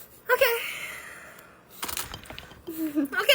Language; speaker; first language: English; non-native, learner; Korean